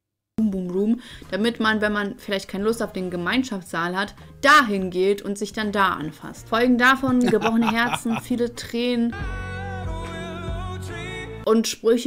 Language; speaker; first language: German; native; German